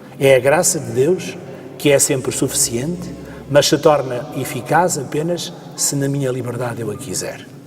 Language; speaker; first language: Portuguese; native; Portuguese